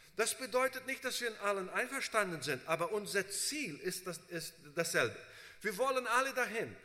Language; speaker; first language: German; early bilingual, heritage; Portuguese